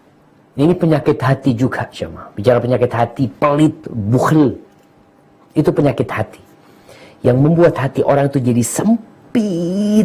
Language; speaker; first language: Indonesian; native; Indonesian